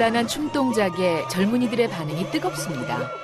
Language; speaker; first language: Korean; native; Korean